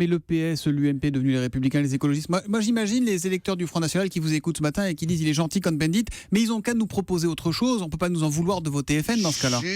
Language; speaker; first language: French; native; French